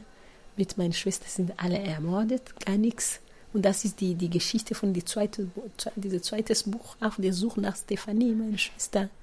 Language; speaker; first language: German; non-native, fluent; Kinyarwanda